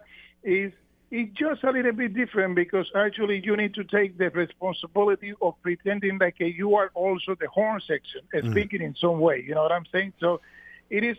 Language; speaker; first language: English; non-native, fluent; Spanish